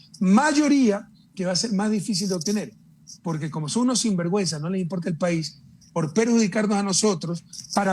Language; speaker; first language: Spanish; native; Spanish